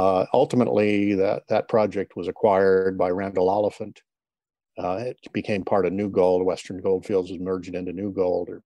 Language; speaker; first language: English; native; English